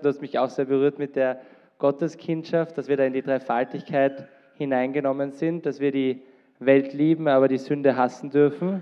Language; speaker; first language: German; native; German